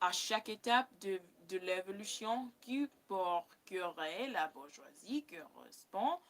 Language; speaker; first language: French; non-native, learner; English